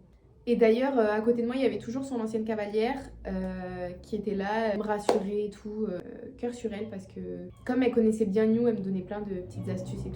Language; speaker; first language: French; native; French